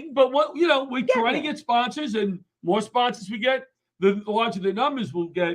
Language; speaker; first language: English; native; English